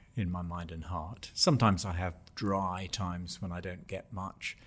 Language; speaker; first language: English; native; English